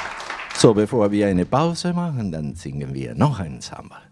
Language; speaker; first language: German; non-native, fluent; Spanish